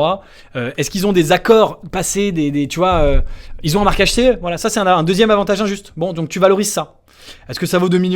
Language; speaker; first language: French; native; French